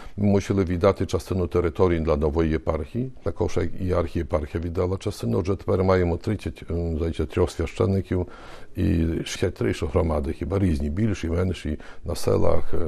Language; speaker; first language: Ukrainian; early bilingual, heritage; Ukrainian